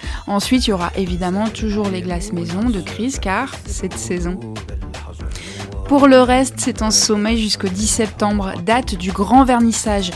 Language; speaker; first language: French; native; French